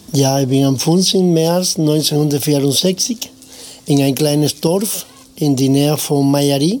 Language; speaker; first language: German; non-native, fluent; Spanish